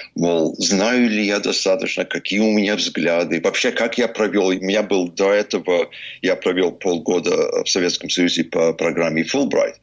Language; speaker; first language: Russian; non-native, fluent; English